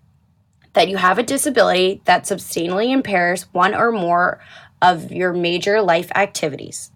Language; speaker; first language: English; native; English